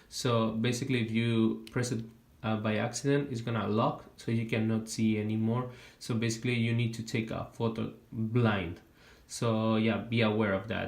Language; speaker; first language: English; non-native, fluent; Spanish